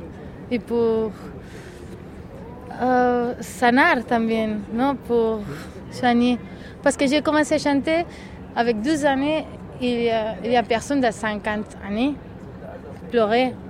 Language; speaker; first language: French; non-native, learner; Catalan